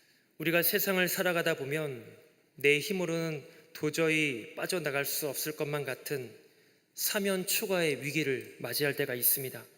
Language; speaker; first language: Korean; native; Korean